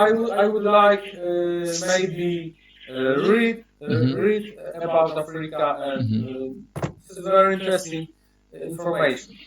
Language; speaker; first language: English; non-native, learner; Polish